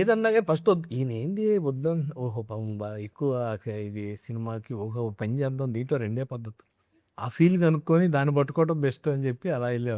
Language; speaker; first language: Telugu; native; Telugu